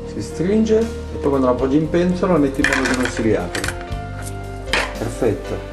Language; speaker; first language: Italian; native; Italian